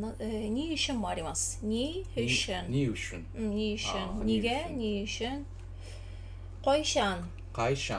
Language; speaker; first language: Japanese; non-native, learner; Tatar